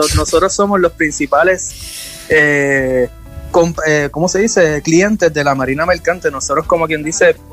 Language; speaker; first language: Spanish; native; Spanish